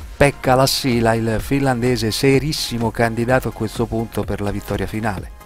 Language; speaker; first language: Italian; native; Italian